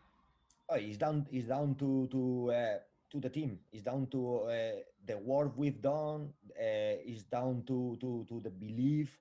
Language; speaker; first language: English; non-native, fluent; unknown